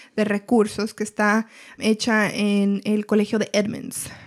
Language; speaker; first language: Spanish; early bilingual, heritage; Spanish